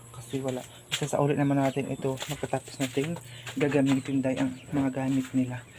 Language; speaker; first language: Filipino; non-native, local second language; Cebuano